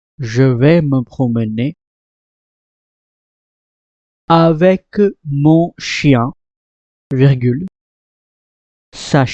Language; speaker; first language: French; non-native, fluent; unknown